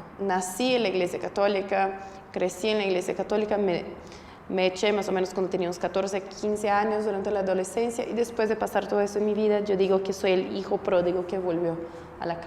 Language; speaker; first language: Spanish; non-native, fluent; Portuguese